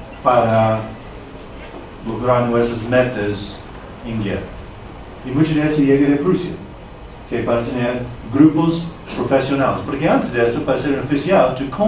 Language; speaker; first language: Spanish; non-native, fluent; English